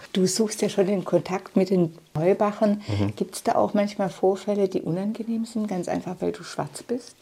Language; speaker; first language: German; native; German